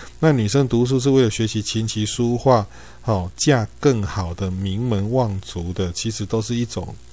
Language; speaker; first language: Chinese; native; Chinese